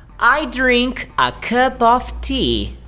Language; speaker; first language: English; non-native, fluent; Portuguese